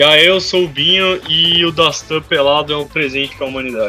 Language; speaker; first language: Portuguese; native; Portuguese